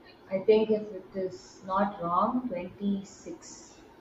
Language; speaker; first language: English; non-native, local second language; Tamil